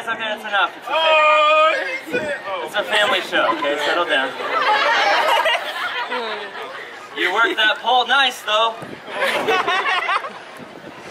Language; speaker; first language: English; native; English